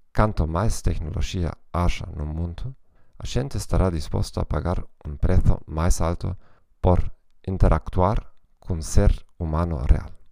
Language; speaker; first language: Portuguese; non-native, learner; German